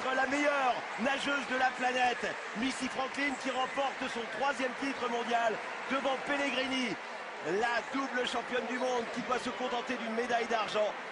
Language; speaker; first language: French; native; French